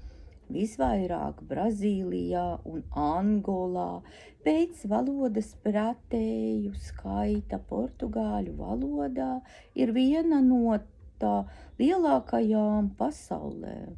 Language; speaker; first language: Latvian; non-native, local second language; Russian